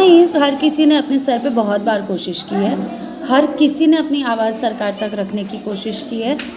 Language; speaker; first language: Hindi; native; Hindi